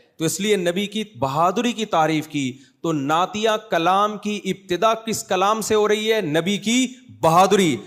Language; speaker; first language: Urdu; native; Urdu